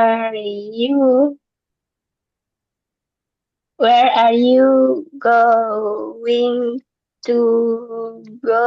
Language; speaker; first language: English; non-native, learner; Indonesian